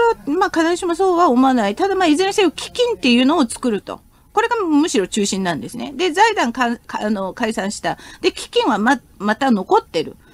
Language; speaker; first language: Japanese; non-native, fluent; Korean